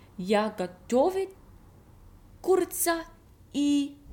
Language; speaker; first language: Russian; non-native, learner; English